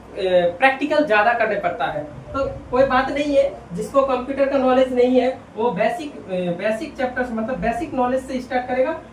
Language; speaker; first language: Hindi; non-native, local second language; Bangla